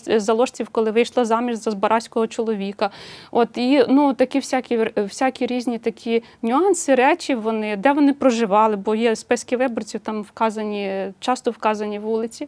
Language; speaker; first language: Ukrainian; native; Ukrainian